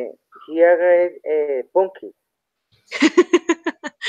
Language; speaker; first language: English; non-native, learner; Spanish